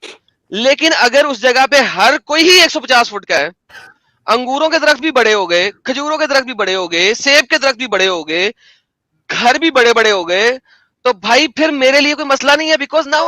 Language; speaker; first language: Hindi; native; Hindi